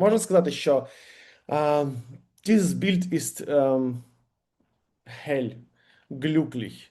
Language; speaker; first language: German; non-native, learner; Ukrainian